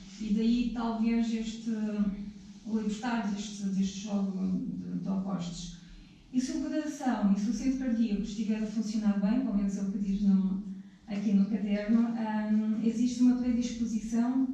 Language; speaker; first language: Portuguese; native; Portuguese